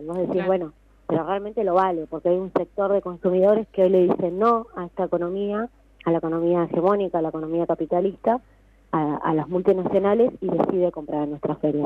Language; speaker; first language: Spanish; native; Spanish